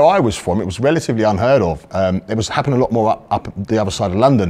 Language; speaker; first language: English; native; English